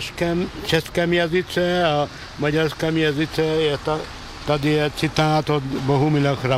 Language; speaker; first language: Czech; non-native, fluent; Hungarian